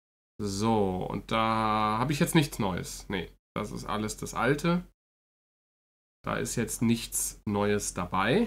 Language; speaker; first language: German; native; German